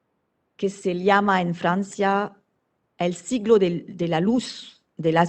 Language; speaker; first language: Spanish; non-native, fluent; French